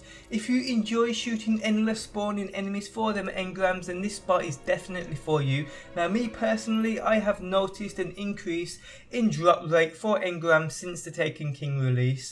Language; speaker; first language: English; native; English